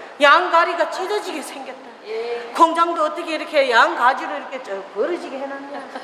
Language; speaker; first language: Korean; native; Korean